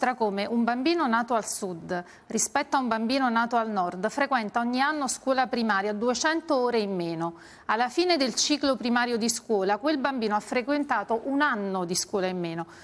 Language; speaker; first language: Italian; native; Italian